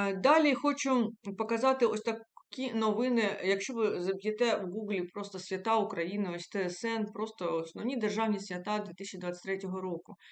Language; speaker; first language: Ukrainian; native; Ukrainian